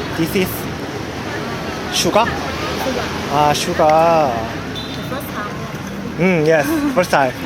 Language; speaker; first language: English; non-native, learner; Korean